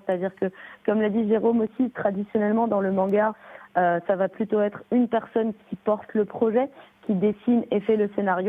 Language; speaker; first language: French; native; French